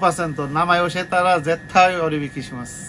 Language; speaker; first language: Japanese; non-native, learner; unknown